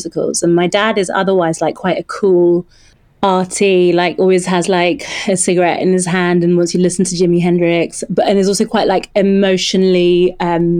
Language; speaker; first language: English; non-native, local second language; French